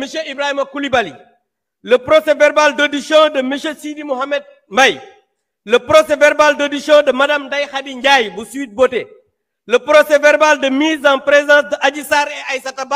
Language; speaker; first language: French; non-native, local second language; Wolof